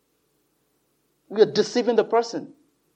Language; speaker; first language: English; non-native, local second language; Yoruba